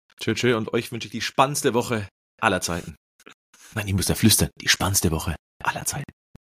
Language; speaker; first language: German; native; German